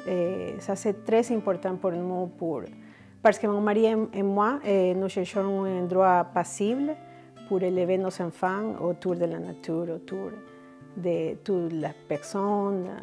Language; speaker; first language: French; non-native, fluent; Spanish